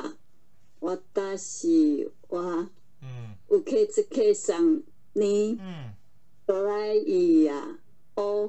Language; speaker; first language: Japanese; non-native, learner; Chinese